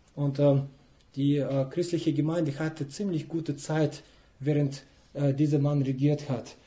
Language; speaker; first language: German; non-native, fluent; Russian